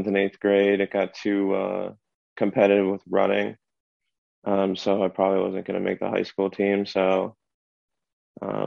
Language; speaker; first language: English; native; English